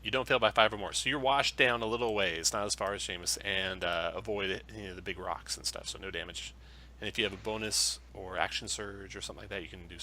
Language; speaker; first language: English; native; English